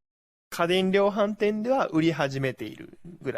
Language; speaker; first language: Japanese; native; Japanese